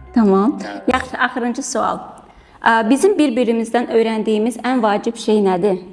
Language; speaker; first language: Azerbaijani; early bilingual, heritage; Azerbaijani